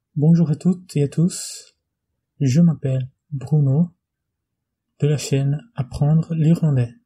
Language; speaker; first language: French; non-native, fluent; Portuguese